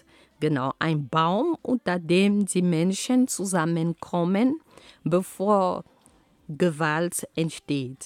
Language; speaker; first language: German; non-native, fluent; Ghomala